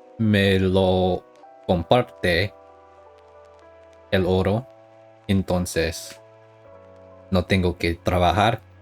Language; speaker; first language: Spanish; non-native, learner; English